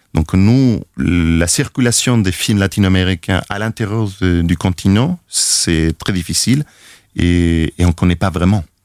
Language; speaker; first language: French; non-native, fluent; Spanish